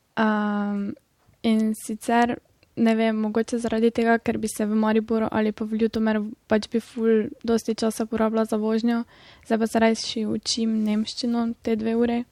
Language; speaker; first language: Slovenian; native; Slovenian